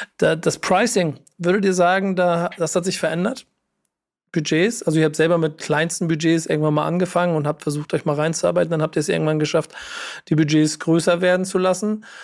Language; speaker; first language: German; native; German